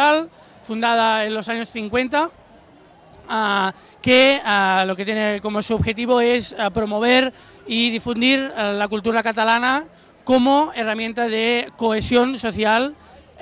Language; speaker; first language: Spanish; non-native, local second language; Catalan